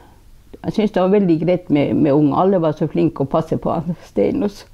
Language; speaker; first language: Norwegian; non-native, local second language; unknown